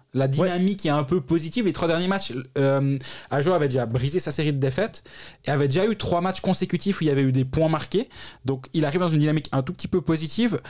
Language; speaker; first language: French; native; French